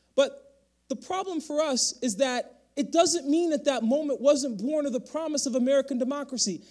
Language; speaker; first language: English; native; English